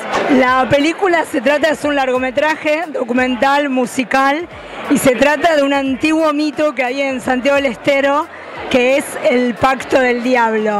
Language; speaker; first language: Spanish; native; Spanish